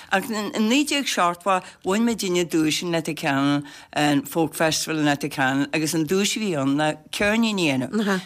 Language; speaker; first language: Irish; native; Irish